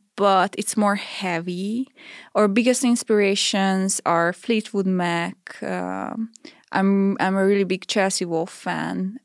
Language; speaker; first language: English; non-native, fluent; Hungarian